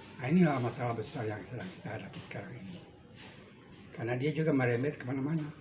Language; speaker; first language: Indonesian; non-native, local second language; Minangkabau